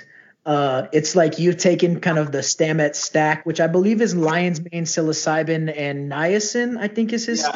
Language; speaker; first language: English; native; English